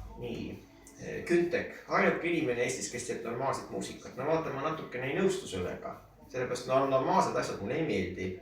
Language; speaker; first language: Estonian; native; Estonian